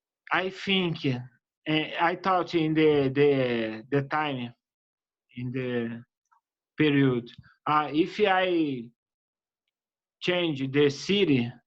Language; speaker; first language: English; non-native, learner; Portuguese